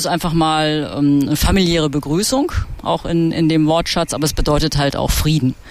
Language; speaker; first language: German; native; German